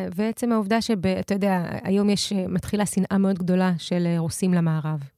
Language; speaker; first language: Hebrew; early bilingual, other home language; Russian